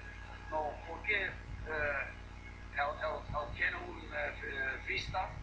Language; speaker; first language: Spanish; non-native, fluent; Dutch